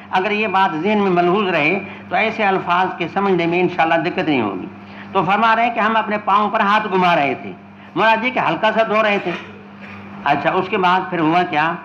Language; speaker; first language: Urdu; non-native, local second language; Sindhi